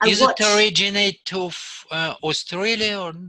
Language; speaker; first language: English; non-native, learner; Russian